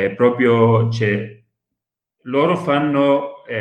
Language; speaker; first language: Italian; non-native, fluent; Arabic